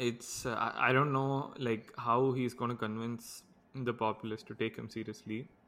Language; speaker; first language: English; non-native, local second language; Tamil